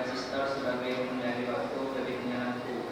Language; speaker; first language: Indonesian; native; Indonesian